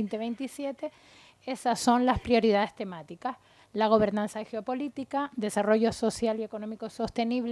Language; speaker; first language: Spanish; native; Spanish